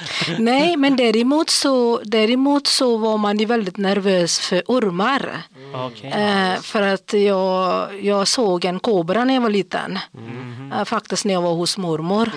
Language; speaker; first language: Swedish; non-native, fluent; English